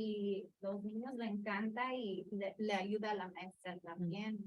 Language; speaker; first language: Spanish; early bilingual, heritage; Spanish